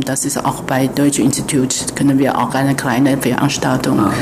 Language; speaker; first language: German; non-native, fluent; Chinese